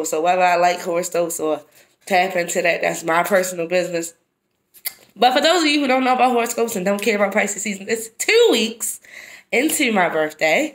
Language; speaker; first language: English; native; English